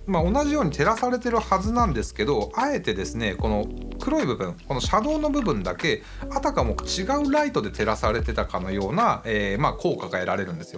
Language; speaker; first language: Japanese; native; Japanese